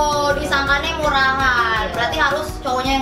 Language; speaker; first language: Indonesian; native; Indonesian